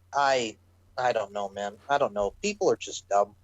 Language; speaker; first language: English; native; English